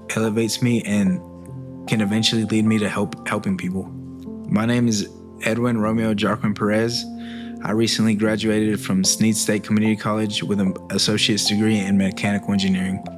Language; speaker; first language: English; early bilingual, other home language; Spanish